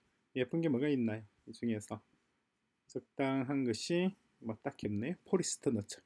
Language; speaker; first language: Korean; native; Korean